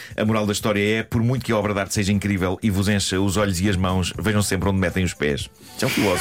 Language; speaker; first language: Portuguese; native; Portuguese